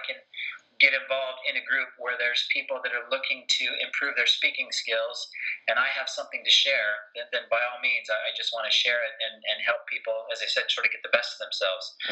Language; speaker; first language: English; native; English